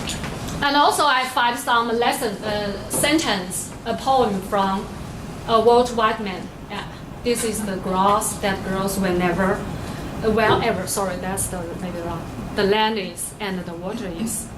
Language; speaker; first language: English; non-native, learner; Chinese